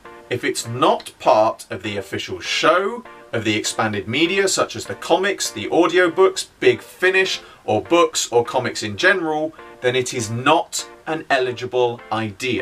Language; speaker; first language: English; native; English